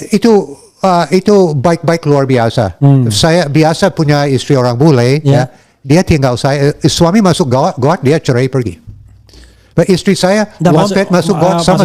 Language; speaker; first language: Indonesian; non-native, learner; English